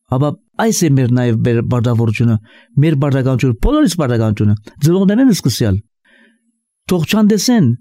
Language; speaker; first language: Armenian; early bilingual, heritage; Armenian